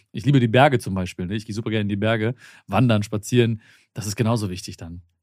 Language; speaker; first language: German; early bilingual, other home language; Malayalam